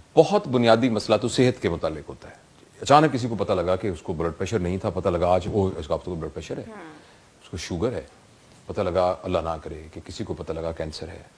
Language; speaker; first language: Urdu; non-native, local second language; Punjabi